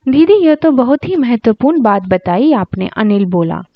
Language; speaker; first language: Hindi; non-native, local second language; Tamil